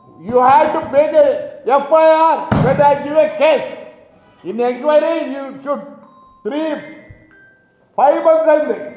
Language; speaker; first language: English; non-native, local second language; Telugu